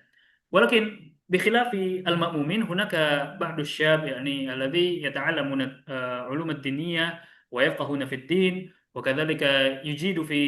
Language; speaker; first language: Arabic; non-native, fluent; Indonesian